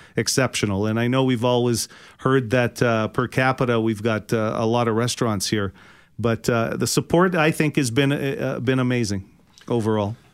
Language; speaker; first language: English; native; English